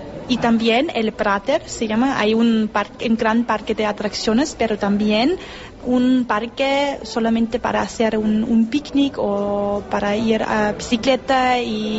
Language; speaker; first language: Spanish; non-native, learner; German